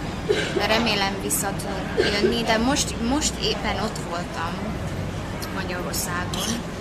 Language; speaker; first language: Hungarian; early bilingual, heritage; Hungarian